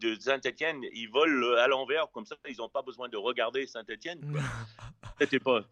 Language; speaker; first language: French; non-native, fluent; English